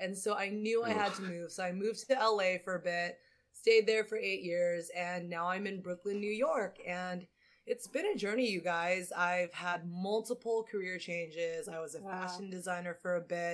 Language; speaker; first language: English; native; English